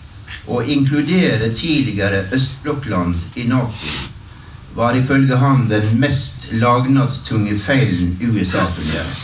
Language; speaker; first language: Norwegian; native; Norwegian